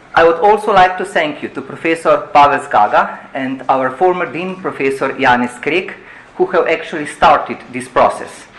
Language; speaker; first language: English; non-native, fluent; Slovenian